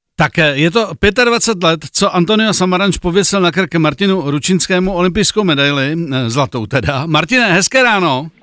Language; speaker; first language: Czech; native; Czech